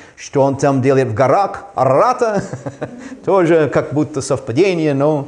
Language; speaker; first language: Russian; non-native, fluent; English